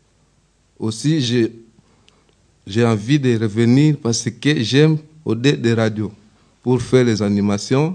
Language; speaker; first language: French; non-native, learner; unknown